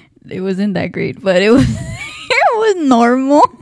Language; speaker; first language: English; early bilingual, other home language; Spanish